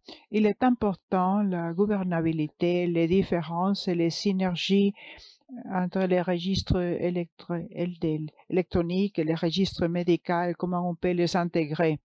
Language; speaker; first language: French; non-native, fluent; English